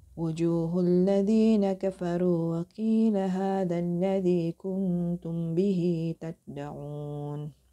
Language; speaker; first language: Arabic; non-native, learner; Indonesian